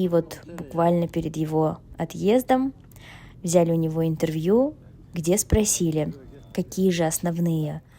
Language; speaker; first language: Russian; native; Russian